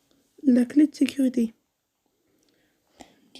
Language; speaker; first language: French; native; French